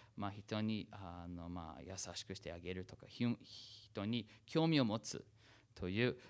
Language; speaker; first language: Japanese; non-native, fluent; English